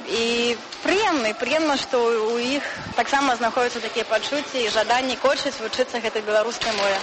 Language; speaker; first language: Belarusian; early bilingual, heritage; Belarusian